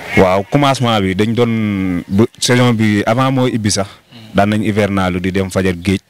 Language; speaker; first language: Wolof; non-native, local second language; Fula